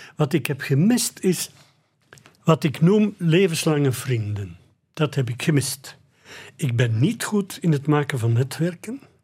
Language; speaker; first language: Dutch; native; Dutch